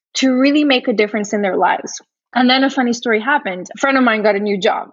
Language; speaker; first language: English; early bilingual, other home language; Portuguese